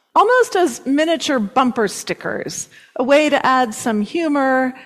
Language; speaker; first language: English; native; English